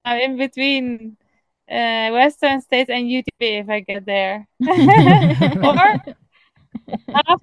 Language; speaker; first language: English; non-native, fluent; Dutch